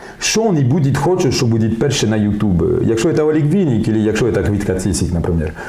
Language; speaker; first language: Ukrainian; non-native, learner; French